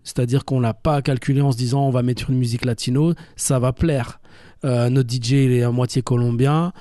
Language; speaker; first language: French; native; French